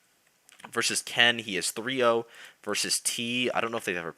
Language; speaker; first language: English; native; English